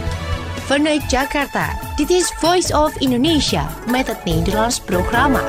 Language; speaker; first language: Dutch; non-native, fluent; Indonesian